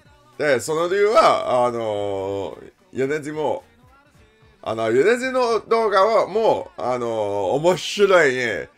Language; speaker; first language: Japanese; non-native, learner; English